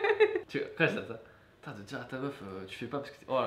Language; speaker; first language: French; native; French